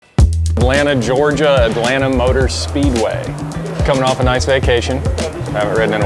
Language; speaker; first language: English; native; English